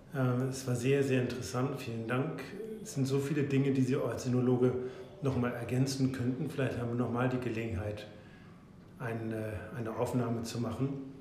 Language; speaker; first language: German; native; German